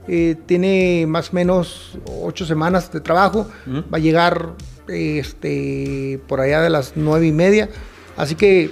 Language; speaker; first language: Spanish; native; Spanish